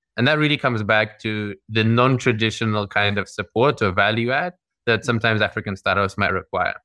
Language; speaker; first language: English; early bilingual, other home language; Russian